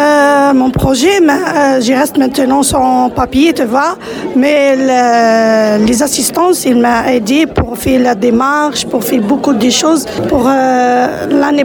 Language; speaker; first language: French; non-native, local second language; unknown